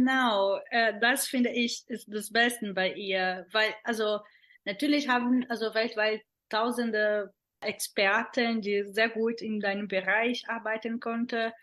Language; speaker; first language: German; non-native, fluent; Portuguese